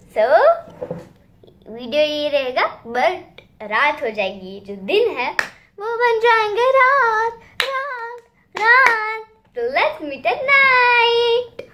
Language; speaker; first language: Hindi; non-native, local second language; Gujarati